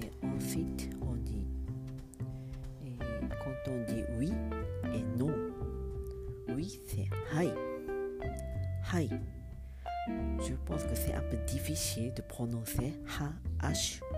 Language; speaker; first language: French; non-native, fluent; Japanese